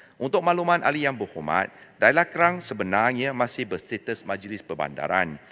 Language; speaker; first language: Malay; non-native, local second language; Chinese